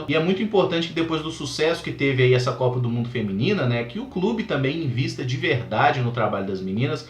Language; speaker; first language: Portuguese; native; Portuguese